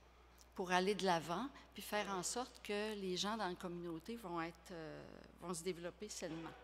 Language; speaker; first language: French; native; French